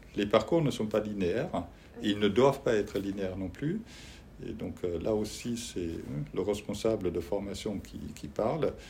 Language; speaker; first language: French; non-native, fluent; German